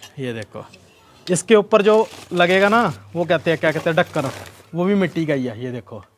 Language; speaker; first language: Hindi; non-native, local second language; Punjabi